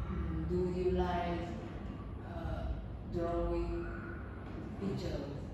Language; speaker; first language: English; non-native, learner; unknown